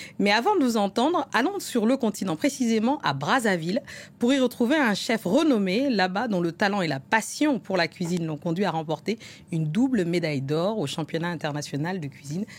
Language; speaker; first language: French; non-native, local second language; Wolof